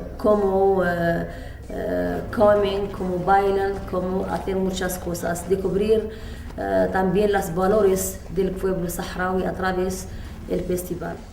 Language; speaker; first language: Spanish; non-native, fluent; Arabic